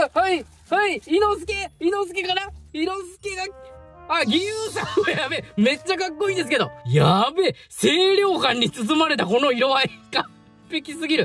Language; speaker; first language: Japanese; native; Japanese